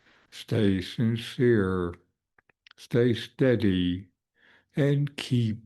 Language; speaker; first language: English; native; English